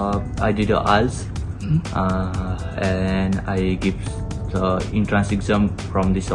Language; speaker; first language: English; non-native, fluent; Nepali